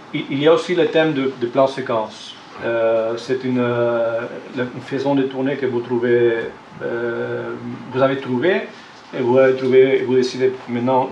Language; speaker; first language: French; non-native, fluent; Spanish